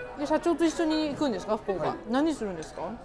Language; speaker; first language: Japanese; native; Japanese